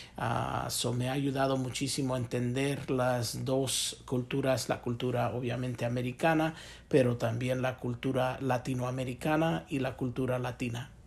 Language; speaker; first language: Spanish; early bilingual, heritage; Spanish